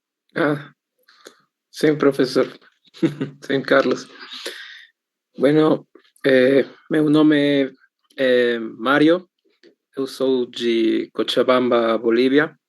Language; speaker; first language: Portuguese; non-native, learner; Spanish